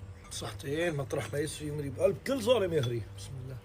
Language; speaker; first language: Arabic; native; Arabic